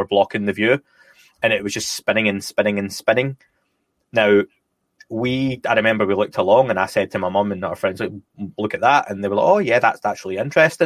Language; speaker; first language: English; native; English